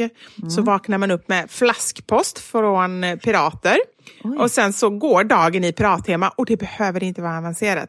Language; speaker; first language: Swedish; native; Swedish